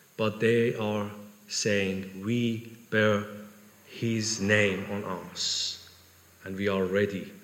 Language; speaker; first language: English; non-native, fluent; Persian